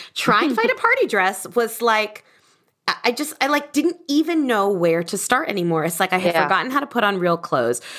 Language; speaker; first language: English; native; English